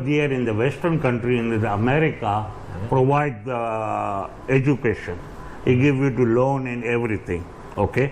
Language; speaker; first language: English; non-native, learner; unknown